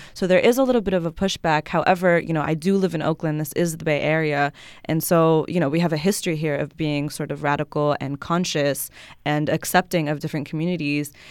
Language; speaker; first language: English; native; English